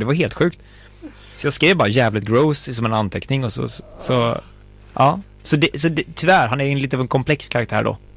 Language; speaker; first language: Swedish; native; Swedish